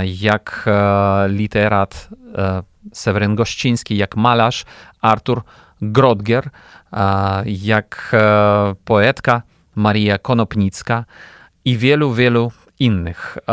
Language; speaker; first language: Polish; non-native, fluent; Ukrainian